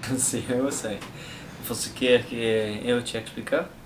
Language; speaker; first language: Portuguese; non-native, learner; Dutch